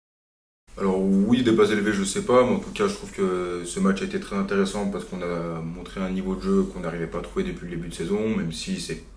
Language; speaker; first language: French; native; French